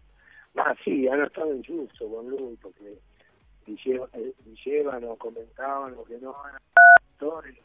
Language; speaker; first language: Italian; non-native, fluent; Spanish